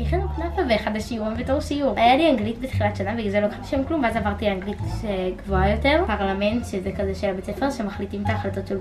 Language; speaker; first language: Hebrew; native; Hebrew